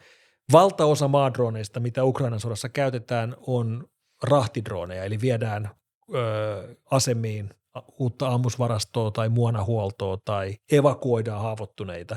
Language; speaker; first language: Finnish; native; Finnish